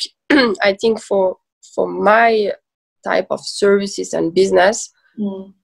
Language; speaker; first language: English; early bilingual, other home language; Persian